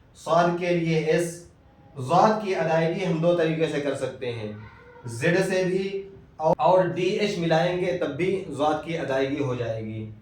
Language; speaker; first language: Urdu; native; Urdu